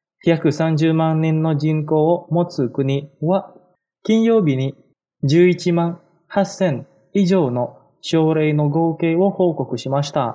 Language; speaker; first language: Japanese; non-native, fluent; Indonesian